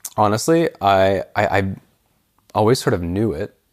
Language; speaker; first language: English; native; English